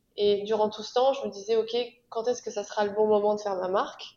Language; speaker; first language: French; native; French